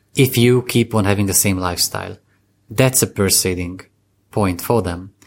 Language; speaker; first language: English; non-native, fluent; Hungarian